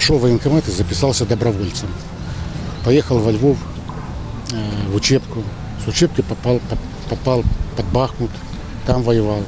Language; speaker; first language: Ukrainian; non-native, local second language; Russian